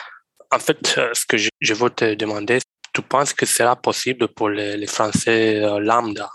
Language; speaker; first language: French; non-native, learner; Romanian